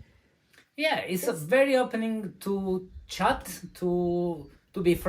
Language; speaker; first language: English; non-native, learner; Italian